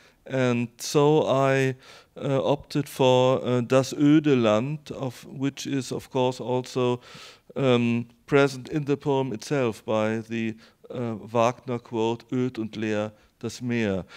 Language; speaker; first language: English; non-native, fluent; German